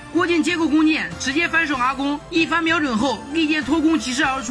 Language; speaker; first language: Chinese; native; Chinese